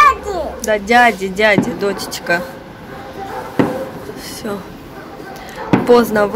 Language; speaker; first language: Russian; native; Russian